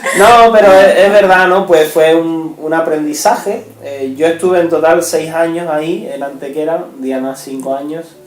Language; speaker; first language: Spanish; native; Spanish